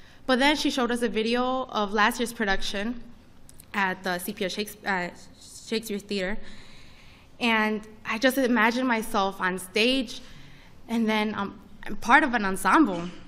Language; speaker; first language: English; early bilingual, other home language; Spanish